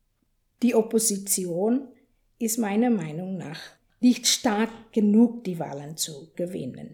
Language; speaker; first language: German; non-native, fluent; Afrikaans